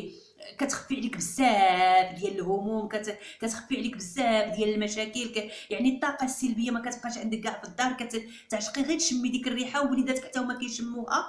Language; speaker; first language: Arabic; native; Arabic